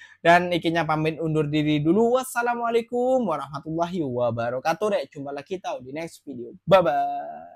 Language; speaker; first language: Indonesian; native; Indonesian